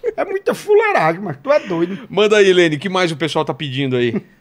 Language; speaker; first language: Portuguese; native; Portuguese